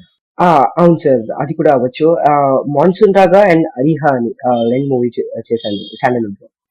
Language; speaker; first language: Telugu; non-native, learner; Kannada